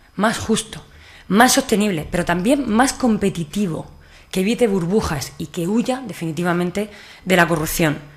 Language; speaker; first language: Spanish; native; Spanish